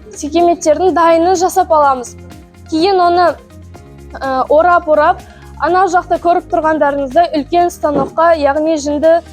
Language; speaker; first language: Kazakh; native; Kazakh